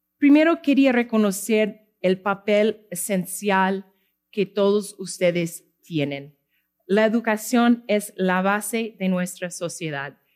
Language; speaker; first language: Spanish; non-native, fluent; English